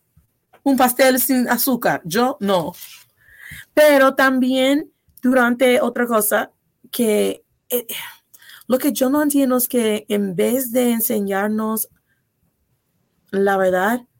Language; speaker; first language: Spanish; non-native, fluent; English